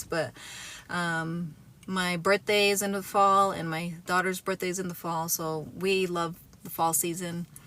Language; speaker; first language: English; native; English